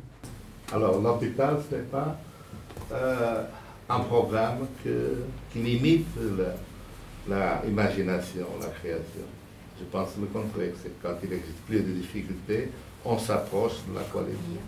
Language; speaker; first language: French; non-native, fluent; Portuguese